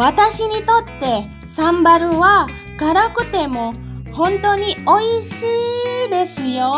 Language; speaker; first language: Japanese; non-native, fluent; Indonesian